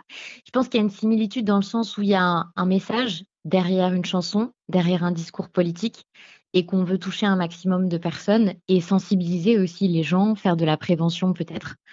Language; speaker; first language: French; native; French